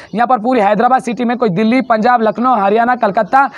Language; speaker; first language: Hindi; non-native, local second language; Urdu